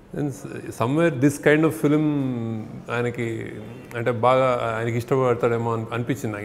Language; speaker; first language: Telugu; native; Telugu